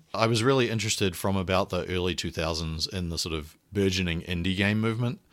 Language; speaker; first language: English; native; English